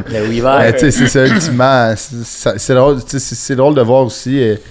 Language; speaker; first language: French; native; French